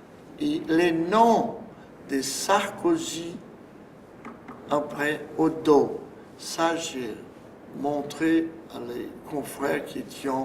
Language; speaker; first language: French; non-native, fluent; Portuguese